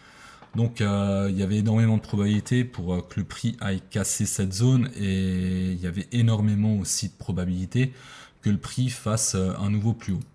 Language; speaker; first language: French; native; French